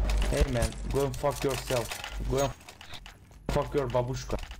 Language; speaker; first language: English; non-native, learner; Turkish